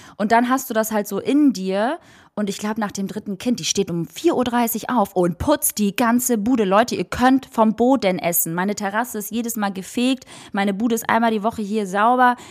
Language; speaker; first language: German; native; German